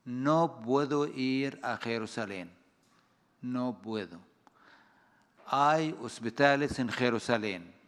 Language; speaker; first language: Spanish; non-native, fluent; Arabic